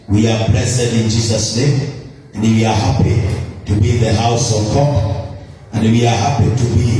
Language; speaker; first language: English; non-native, local second language; Swahili